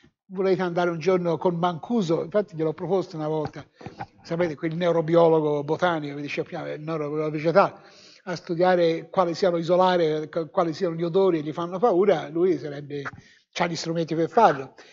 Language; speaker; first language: Italian; native; Italian